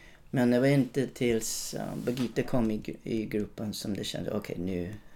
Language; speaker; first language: Swedish; non-native, fluent; English